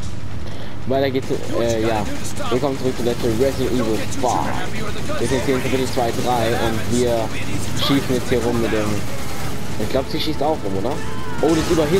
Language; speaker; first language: German; native; German